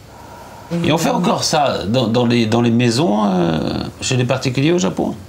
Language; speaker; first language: French; native; French